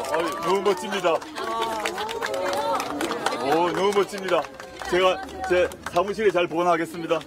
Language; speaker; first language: Korean; native; Korean